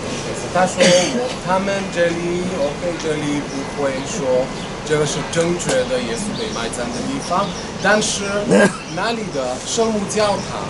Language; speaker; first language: Chinese; non-native, fluent; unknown